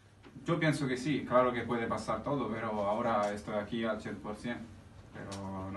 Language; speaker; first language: Spanish; non-native, learner; Italian